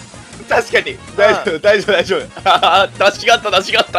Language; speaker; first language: Japanese; native; Japanese